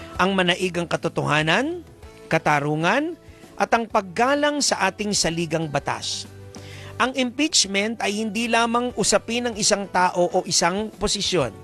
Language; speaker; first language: Filipino; native; Filipino